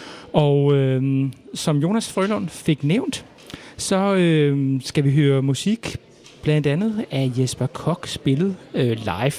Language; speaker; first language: Danish; native; Danish